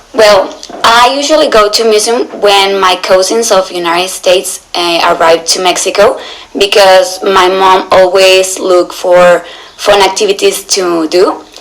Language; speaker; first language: English; non-native, learner; Spanish